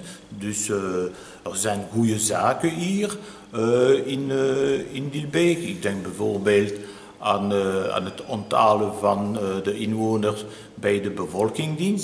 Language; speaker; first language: Dutch; non-native, local second language; French